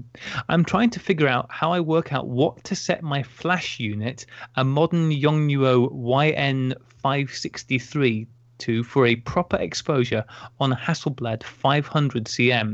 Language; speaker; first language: English; native; English